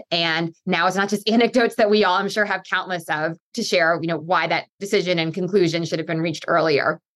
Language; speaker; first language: English; native; English